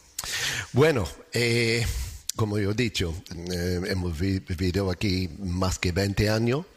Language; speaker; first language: Spanish; non-native, learner; English